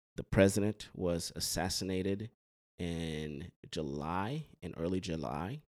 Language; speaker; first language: English; early bilingual, other home language; Haitian Creole